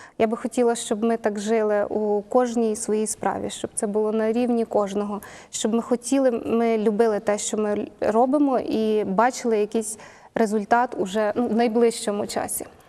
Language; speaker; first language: Ukrainian; native; Ukrainian